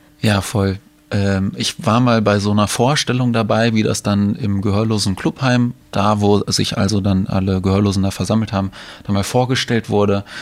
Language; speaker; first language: German; native; German